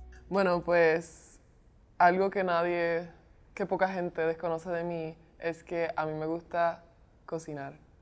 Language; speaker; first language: Spanish; native; Spanish